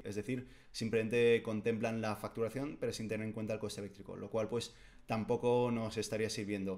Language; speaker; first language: Spanish; native; Spanish